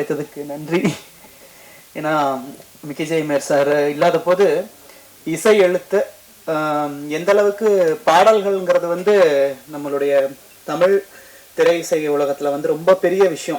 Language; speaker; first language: Tamil; native; Tamil